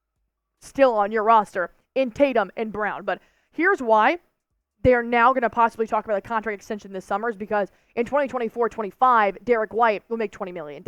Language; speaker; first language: English; native; English